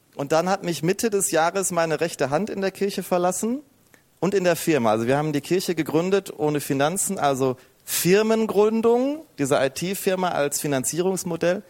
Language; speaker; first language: German; native; German